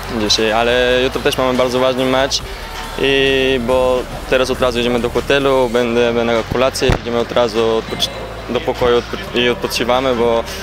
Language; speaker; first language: Polish; non-native, learner; Bulgarian